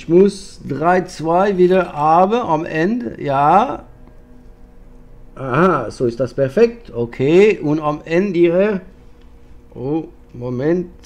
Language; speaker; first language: German; non-native, fluent; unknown